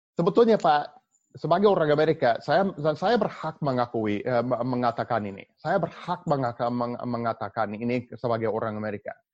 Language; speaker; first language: Indonesian; non-native, fluent; English